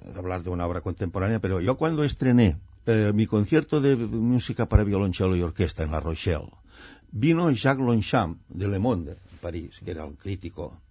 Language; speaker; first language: Spanish; non-native, local second language; Catalan